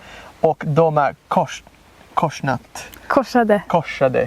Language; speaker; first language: Swedish; non-native, fluent; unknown